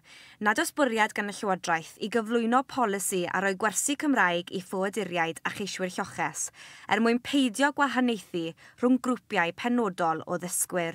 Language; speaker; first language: Welsh; native; Welsh